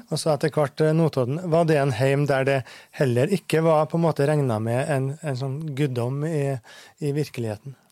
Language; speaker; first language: Norwegian; native; Norwegian